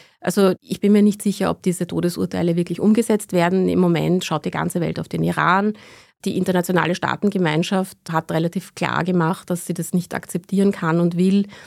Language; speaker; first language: German; early bilingual, other home language; Persian